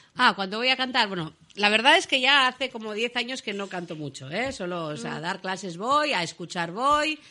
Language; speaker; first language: Spanish; native; Spanish